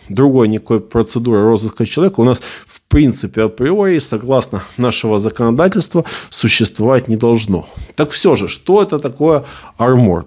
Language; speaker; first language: Russian; native; Russian